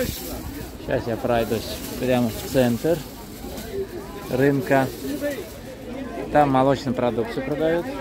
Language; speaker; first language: Russian; non-native, fluent; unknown